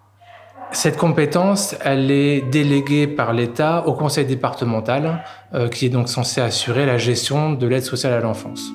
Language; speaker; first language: French; native; French